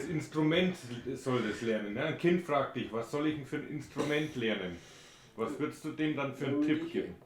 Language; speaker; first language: German; native; German